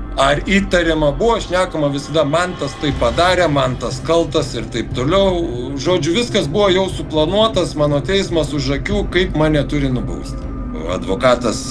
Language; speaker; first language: Lithuanian; native; Lithuanian